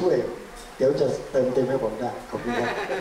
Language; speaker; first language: Thai; native; Thai